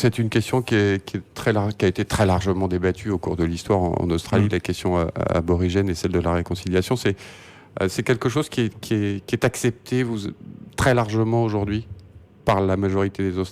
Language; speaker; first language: French; native; French